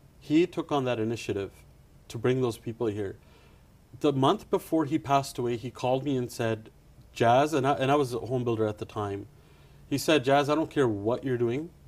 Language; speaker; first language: English; early bilingual, other home language; Punjabi